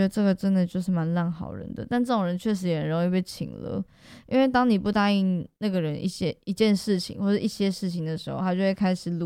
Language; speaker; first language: Chinese; native; Chinese